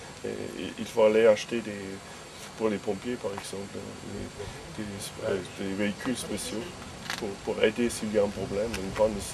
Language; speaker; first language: French; non-native, fluent; German